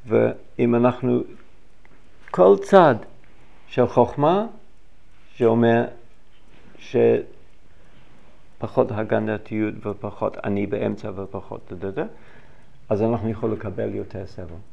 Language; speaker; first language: Hebrew; non-native, fluent; English